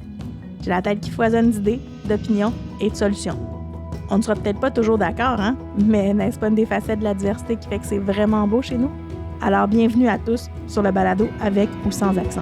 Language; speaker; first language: French; native; French